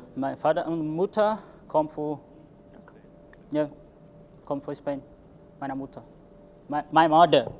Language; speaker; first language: English; non-native, learner; Portuguese